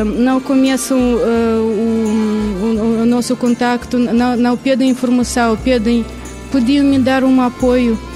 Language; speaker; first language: Portuguese; non-native, fluent; Russian